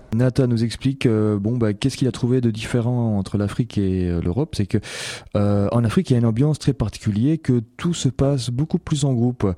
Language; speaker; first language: French; native; French